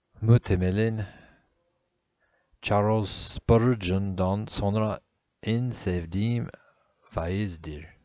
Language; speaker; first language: Turkish; non-native, fluent; English